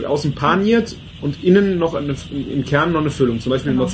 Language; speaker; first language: German; native; German